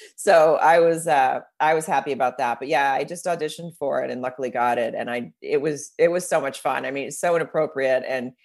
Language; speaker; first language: English; native; English